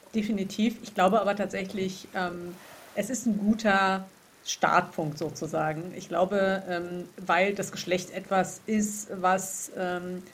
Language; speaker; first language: German; native; German